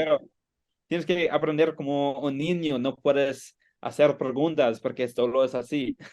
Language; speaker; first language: Spanish; non-native, learner; English